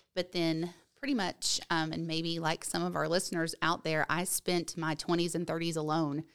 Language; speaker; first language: English; native; English